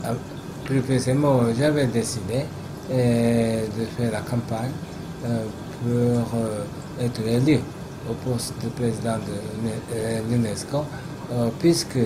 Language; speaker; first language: French; non-native, fluent; Japanese